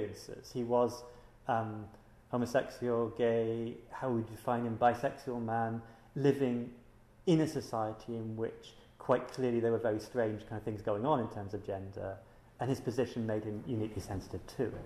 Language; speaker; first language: English; native; English